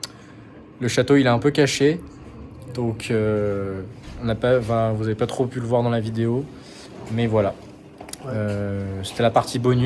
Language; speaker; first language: French; native; French